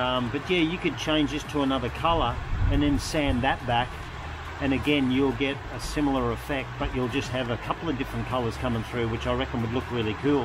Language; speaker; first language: English; native; English